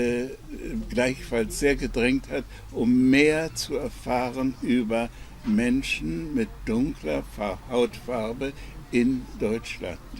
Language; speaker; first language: German; non-native, fluent; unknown